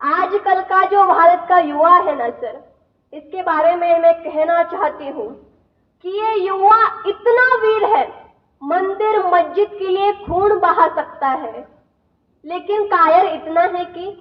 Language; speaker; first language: Hindi; non-native, local second language; Marathi